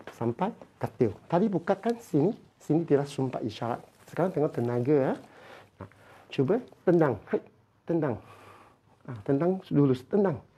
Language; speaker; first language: Malay; non-native, local second language; Chinese